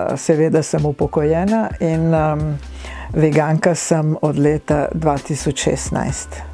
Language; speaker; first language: Slovenian; non-native, fluent; Italian